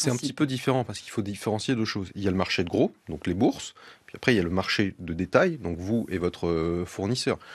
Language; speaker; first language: French; native; French